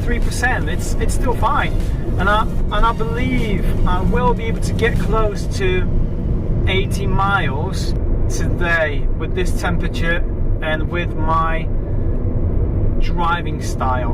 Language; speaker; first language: English; non-native, fluent; Polish